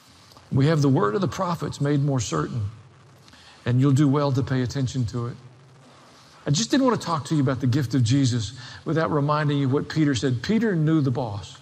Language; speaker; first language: English; native; English